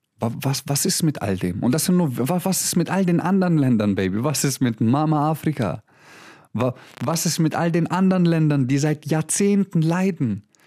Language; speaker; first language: German; early bilingual, other home language; Croatian